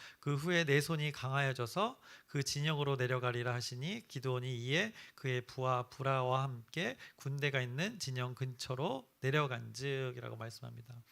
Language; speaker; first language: Korean; native; Korean